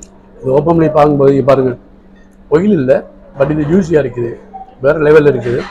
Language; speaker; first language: Tamil; native; Tamil